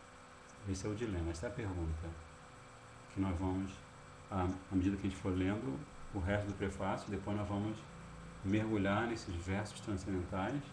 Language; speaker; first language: Portuguese; native; Portuguese